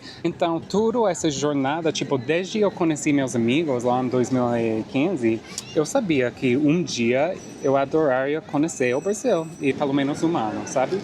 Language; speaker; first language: Portuguese; non-native, fluent; English